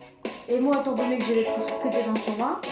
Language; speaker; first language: French; native; French